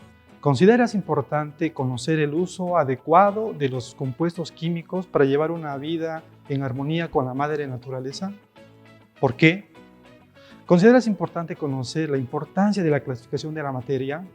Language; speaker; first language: Spanish; native; Spanish